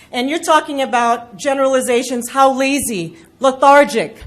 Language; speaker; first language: English; non-native, local second language; Filipino